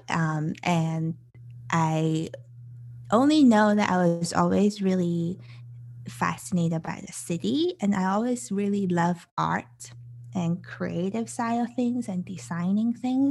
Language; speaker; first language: English; non-native, local second language; Cantonese